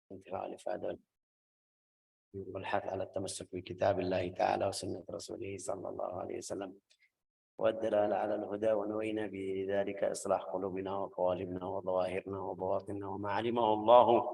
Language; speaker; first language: Arabic; native; Arabic